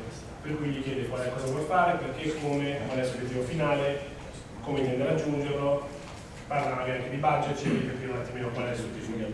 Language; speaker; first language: Italian; native; Italian